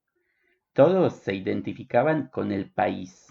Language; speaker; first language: Spanish; non-native, fluent; Polish